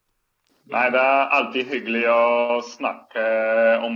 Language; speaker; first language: Swedish; non-native, fluent; Polish